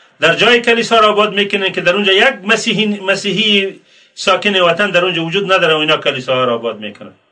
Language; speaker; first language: Persian; native; Persian